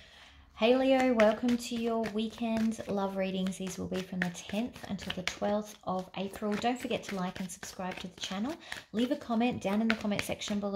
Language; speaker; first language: English; native; English